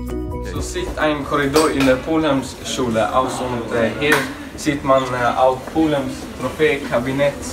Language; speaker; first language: German; non-native, learner; Swedish